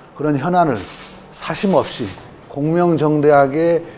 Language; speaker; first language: Korean; native; Korean